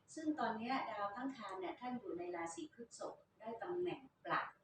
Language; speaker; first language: Thai; native; Thai